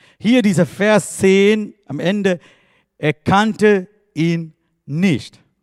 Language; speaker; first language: German; non-native, fluent; Tamil